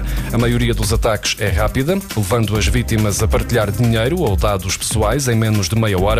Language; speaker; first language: Portuguese; native; Portuguese